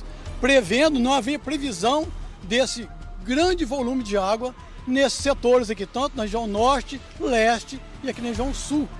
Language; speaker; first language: Portuguese; native; Portuguese